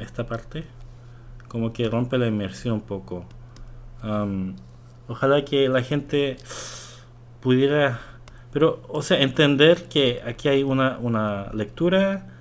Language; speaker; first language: Spanish; non-native, fluent; Korean